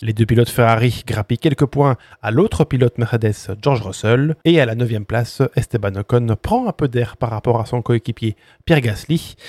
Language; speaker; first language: French; native; French